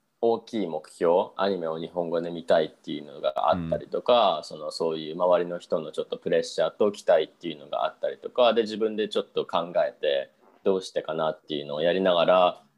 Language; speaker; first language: Japanese; native; Japanese